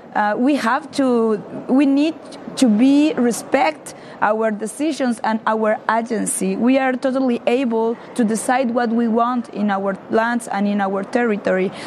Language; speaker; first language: English; non-native, learner; Spanish